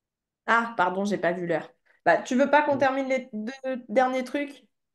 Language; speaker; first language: French; native; French